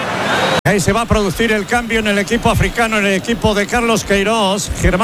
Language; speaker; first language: Spanish; native; Spanish